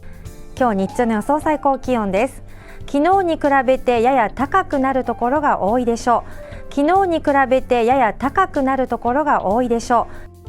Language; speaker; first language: Japanese; native; Japanese